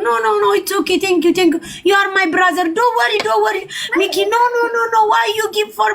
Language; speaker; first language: English; non-native, learner; Amharic